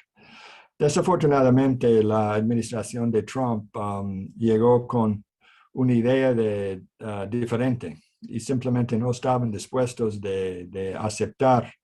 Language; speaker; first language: Spanish; non-native, fluent; English